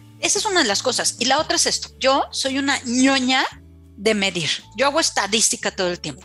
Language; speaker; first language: Spanish; native; Spanish